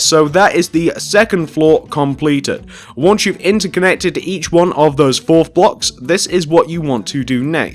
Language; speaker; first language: English; native; English